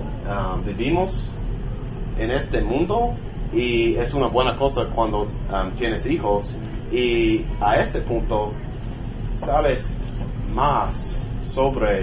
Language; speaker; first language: Spanish; non-native, learner; English